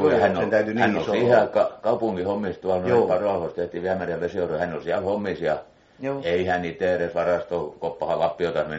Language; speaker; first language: Finnish; native; Finnish